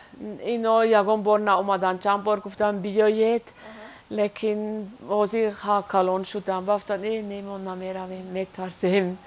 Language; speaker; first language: Persian; non-native, learner; Swiss German